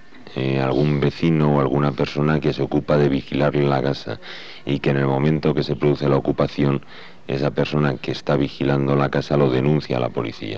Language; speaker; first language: Spanish; native; Spanish